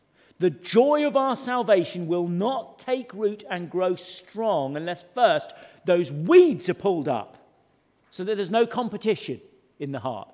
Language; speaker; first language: English; native; English